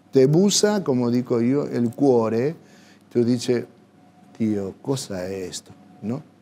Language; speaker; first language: Italian; non-native, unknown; Spanish